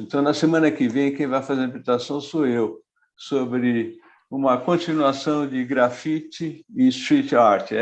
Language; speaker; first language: Portuguese; native; Portuguese